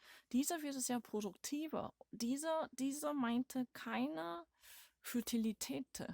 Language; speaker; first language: German; non-native, learner; Korean